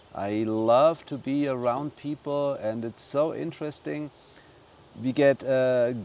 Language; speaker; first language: English; non-native, fluent; German